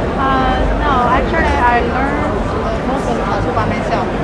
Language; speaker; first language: English; non-native, learner; Chinese